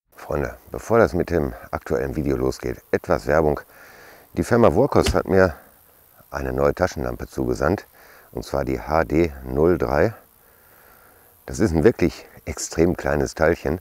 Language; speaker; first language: German; native; German